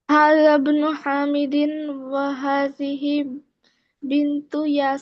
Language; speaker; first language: Arabic; non-native, learner; Bangla